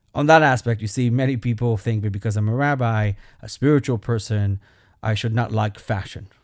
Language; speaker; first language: English; non-native, fluent; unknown